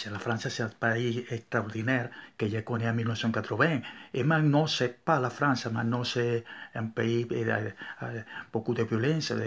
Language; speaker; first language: French; non-native, learner; Spanish